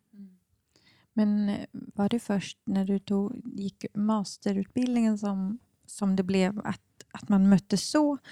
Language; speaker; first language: Swedish; native; Swedish